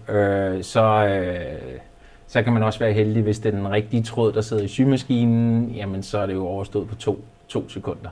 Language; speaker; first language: Danish; native; Danish